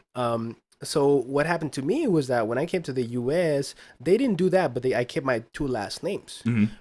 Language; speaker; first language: English; early bilingual, other home language; Spanish